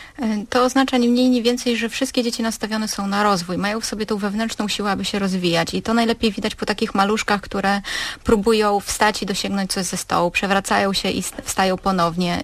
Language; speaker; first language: Polish; native; Polish